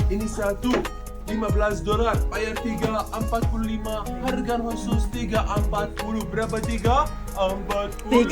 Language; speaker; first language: Indonesian; non-native, learner; Arabic